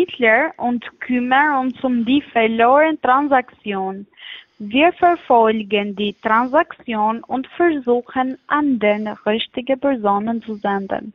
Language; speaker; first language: German; non-native, fluent; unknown